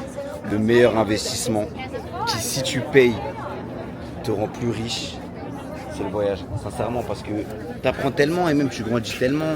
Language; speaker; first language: French; native; French